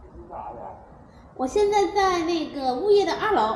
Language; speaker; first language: Chinese; native; Chinese